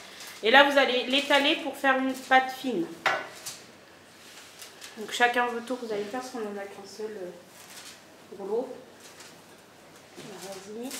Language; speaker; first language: French; native; French